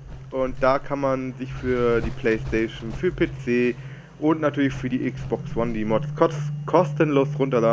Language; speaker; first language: German; native; German